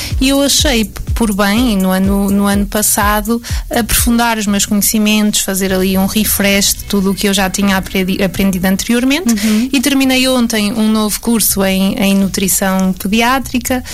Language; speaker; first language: Portuguese; native; Portuguese